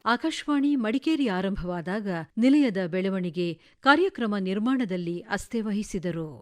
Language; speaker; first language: Kannada; native; Kannada